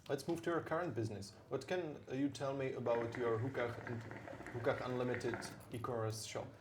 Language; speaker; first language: English; non-native, fluent; Czech